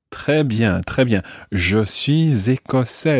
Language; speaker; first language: French; non-native, fluent; English